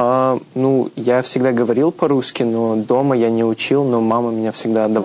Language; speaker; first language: Russian; early bilingual, heritage; Russian